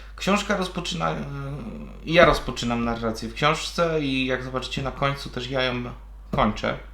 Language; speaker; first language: Polish; native; Polish